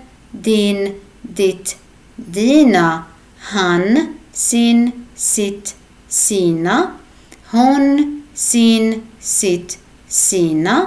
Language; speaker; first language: Swedish; non-native, fluent; Arabic